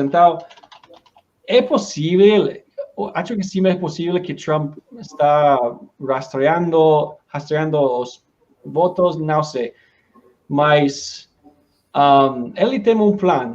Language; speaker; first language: Portuguese; non-native, learner; Spanish